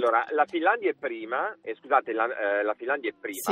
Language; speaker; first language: Italian; native; Italian